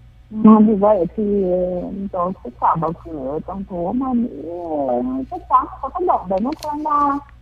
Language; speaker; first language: Vietnamese; non-native, fluent; Ukrainian